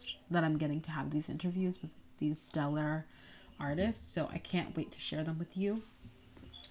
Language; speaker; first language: English; native; English